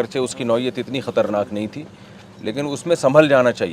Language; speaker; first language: Urdu; native; Urdu